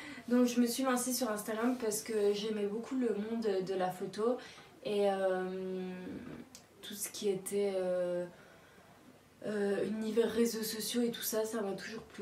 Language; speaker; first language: French; native; French